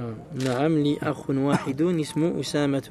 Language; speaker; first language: Arabic; non-native, fluent; French